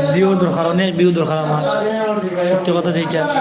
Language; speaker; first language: Bangla; native; Bangla